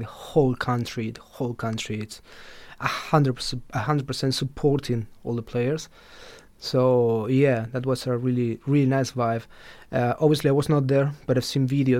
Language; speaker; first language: English; non-native, fluent; Spanish